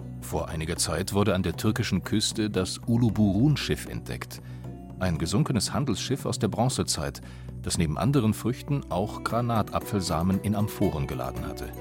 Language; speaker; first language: German; native; German